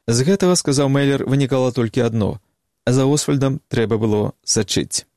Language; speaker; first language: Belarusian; native; Belarusian